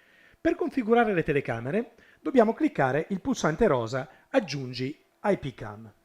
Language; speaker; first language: Italian; native; Italian